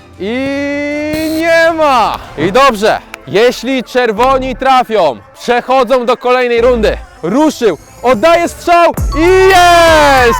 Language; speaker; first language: Polish; native; Polish